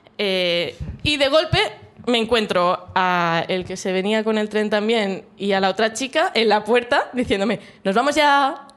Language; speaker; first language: Spanish; non-native, local second language; Catalan